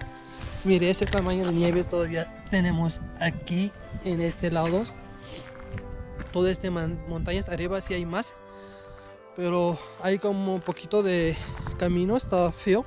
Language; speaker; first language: Spanish; non-native, learner; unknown